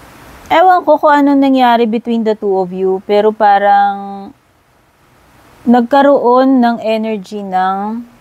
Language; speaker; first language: Filipino; native; Filipino